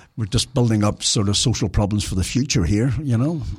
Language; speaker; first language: English; native; English